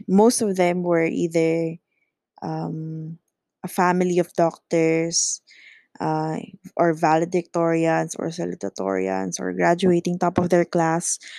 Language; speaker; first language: English; non-native, local second language; Filipino